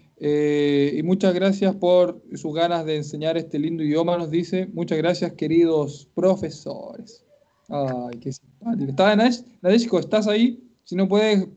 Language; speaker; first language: Spanish; native; Spanish